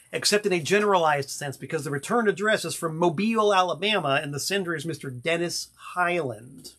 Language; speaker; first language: English; native; English